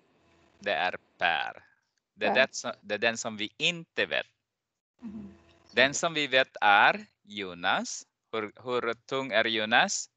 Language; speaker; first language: Swedish; non-native, fluent; Persian